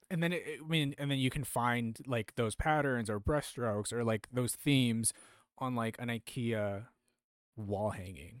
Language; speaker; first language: English; early bilingual, other home language; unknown